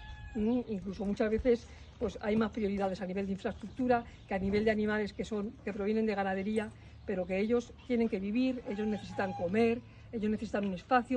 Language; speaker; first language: Spanish; native; Spanish